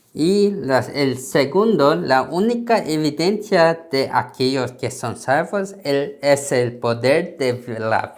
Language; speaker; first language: Spanish; non-native, learner; Korean